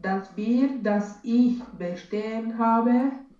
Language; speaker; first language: German; non-native, learner; Romanian